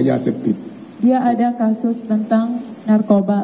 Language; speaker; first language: Indonesian; non-native, learner; Thai